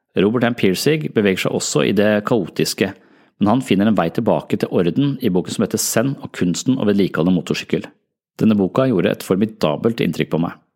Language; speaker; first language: Norwegian; native; Norwegian